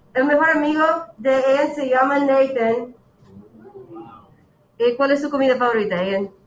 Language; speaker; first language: Spanish; non-native, learner; English